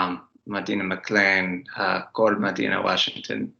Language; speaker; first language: Arabic; non-native, learner; English